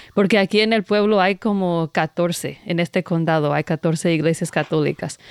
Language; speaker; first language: Spanish; non-native, fluent; English